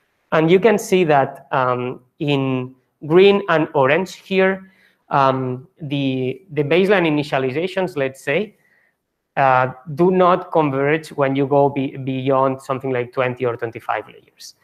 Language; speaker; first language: English; non-native, fluent; Catalan